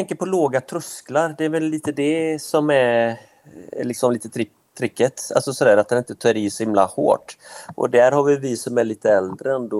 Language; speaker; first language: Swedish; native; Swedish